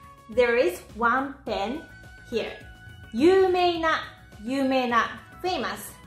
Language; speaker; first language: English; non-native, fluent; Japanese